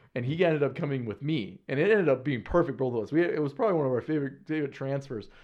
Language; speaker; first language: English; native; English